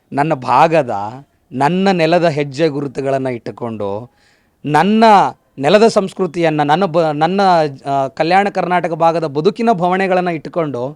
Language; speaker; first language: Kannada; native; Kannada